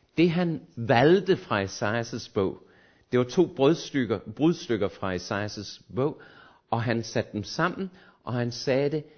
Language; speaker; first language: Danish; native; Danish